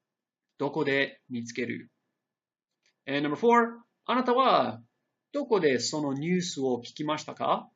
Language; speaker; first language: Japanese; non-native, fluent; English